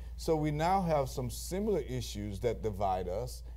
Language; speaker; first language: English; native; English